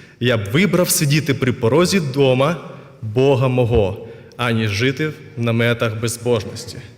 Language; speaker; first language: Ukrainian; non-native, local second language; Russian